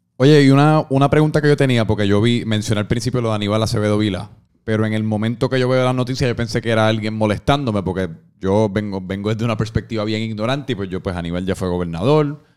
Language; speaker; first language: Spanish; native; Spanish